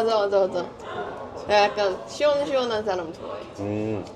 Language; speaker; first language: Korean; non-native, fluent; Japanese